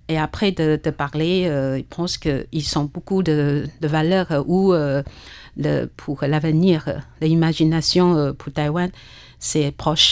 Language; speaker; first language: French; non-native, learner; Chinese